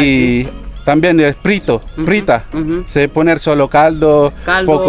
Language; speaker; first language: Spanish; non-native, learner; Filipino